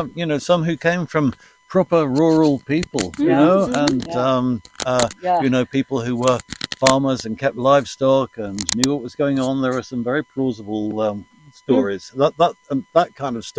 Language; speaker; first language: English; native; English